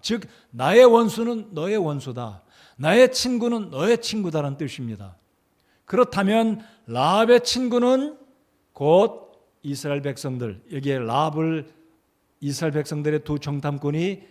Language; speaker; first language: Korean; native; Korean